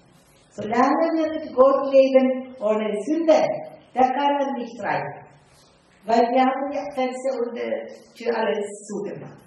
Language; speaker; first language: German; non-native, fluent; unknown